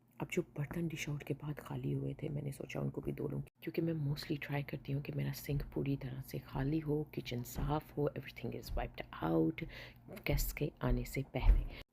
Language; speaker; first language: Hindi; native; Hindi